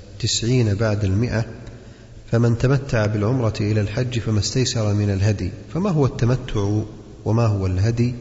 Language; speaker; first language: Arabic; native; Arabic